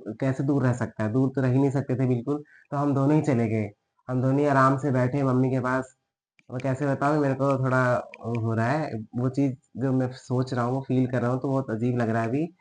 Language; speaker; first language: Hindi; native; Hindi